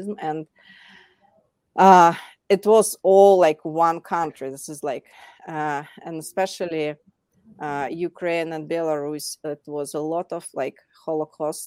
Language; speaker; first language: English; non-native, fluent; Russian